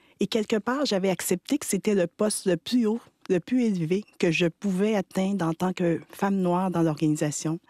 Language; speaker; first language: French; early bilingual, other home language; Haitian Creole